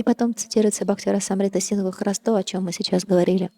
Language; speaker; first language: Russian; native; Russian